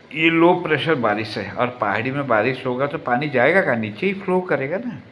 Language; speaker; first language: Hindi; non-native, local second language; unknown